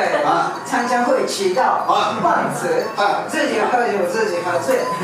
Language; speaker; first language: Chinese; non-native, fluent; Japanese